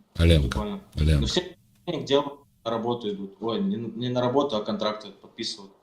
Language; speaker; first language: Russian; native; Russian